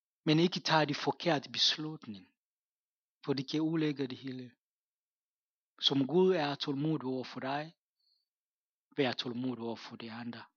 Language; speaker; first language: Danish; non-native, fluent; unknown